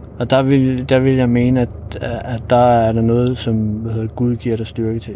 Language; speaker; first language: Danish; early bilingual, other home language; Albanian